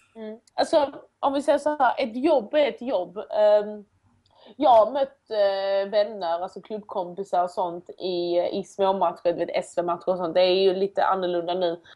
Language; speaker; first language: Swedish; early bilingual, other home language; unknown